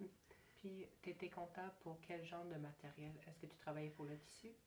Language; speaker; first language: French; native; French